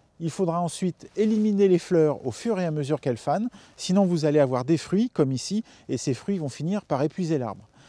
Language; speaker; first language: French; native; French